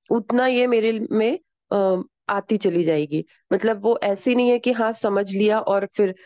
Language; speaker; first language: Hindi; native; Hindi